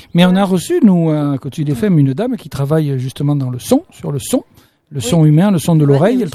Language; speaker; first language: French; native; French